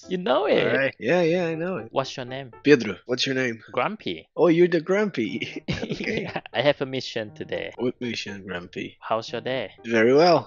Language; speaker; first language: English; non-native, local second language; Chinese